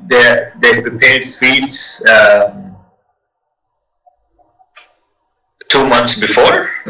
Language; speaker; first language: English; non-native, learner; Telugu